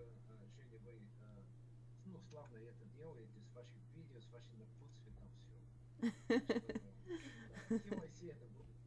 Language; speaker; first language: Russian; non-native, learner; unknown